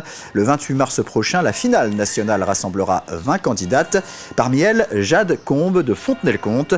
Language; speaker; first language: French; native; French